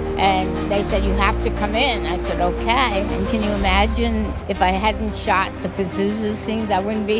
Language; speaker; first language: English; native; English